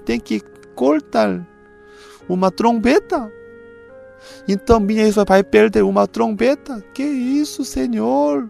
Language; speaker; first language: Portuguese; non-native, fluent; Korean